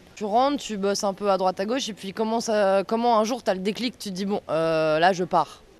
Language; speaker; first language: French; native; French